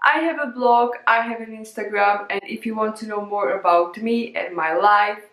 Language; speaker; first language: English; non-native, fluent; Slovak